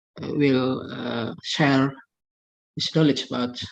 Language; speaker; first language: English; non-native, fluent; Indonesian